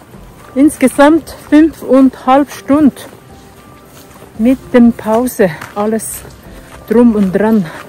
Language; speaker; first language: German; non-native, learner; Tibetan